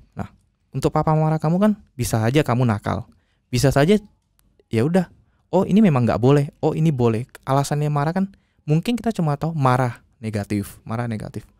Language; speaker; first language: Indonesian; native; Indonesian